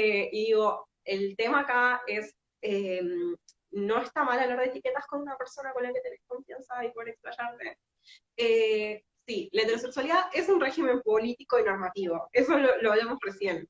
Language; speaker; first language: Spanish; native; Spanish